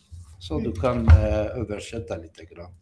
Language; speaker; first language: Swedish; non-native, fluent; Greek